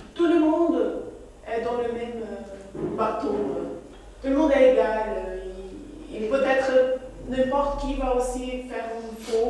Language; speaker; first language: French; non-native, learner; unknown